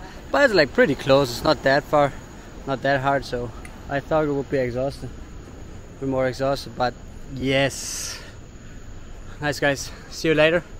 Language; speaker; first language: English; non-native, fluent; German